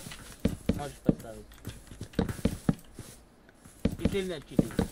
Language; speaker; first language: Russian; non-native, learner; Latvian